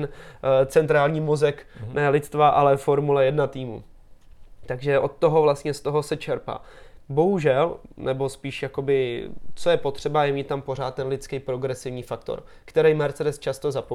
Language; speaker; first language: Czech; native; Czech